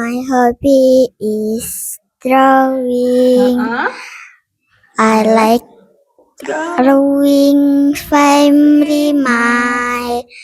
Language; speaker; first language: English; non-native, learner; Indonesian